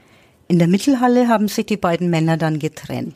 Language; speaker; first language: German; native; German